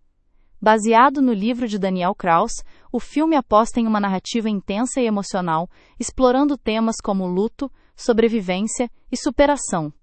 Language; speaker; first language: Portuguese; native; Portuguese